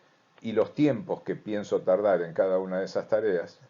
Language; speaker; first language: Spanish; native; Spanish